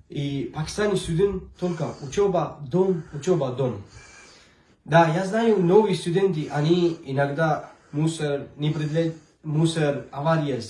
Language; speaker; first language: Russian; non-native, learner; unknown